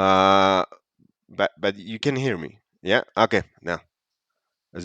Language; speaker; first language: English; non-native, fluent; Spanish